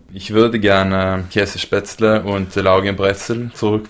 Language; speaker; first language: German; non-native, learner; Norwegian